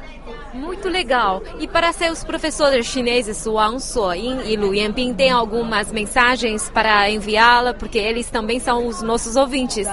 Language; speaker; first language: Portuguese; non-native, fluent; Chinese